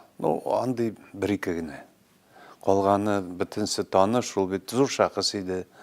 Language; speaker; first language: Tatar; native; Tatar